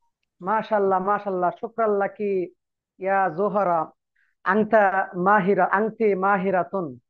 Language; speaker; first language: Arabic; non-native, learner; Bangla